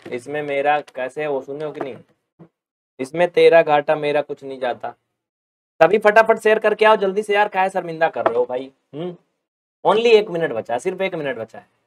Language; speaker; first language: Hindi; native; Hindi